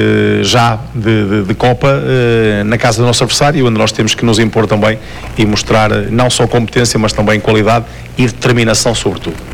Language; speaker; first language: Portuguese; native; Portuguese